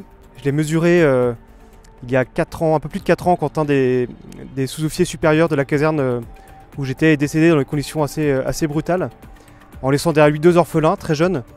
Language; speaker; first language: French; native; French